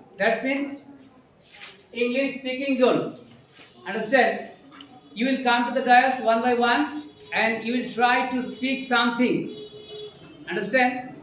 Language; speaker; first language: English; non-native, learner; Bangla